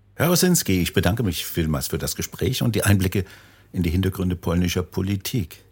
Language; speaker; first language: German; native; German